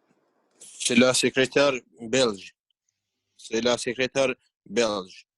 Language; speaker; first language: French; non-native, learner; Albanian